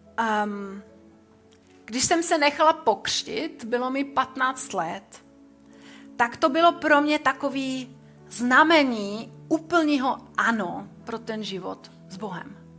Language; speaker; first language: Czech; non-native, fluent; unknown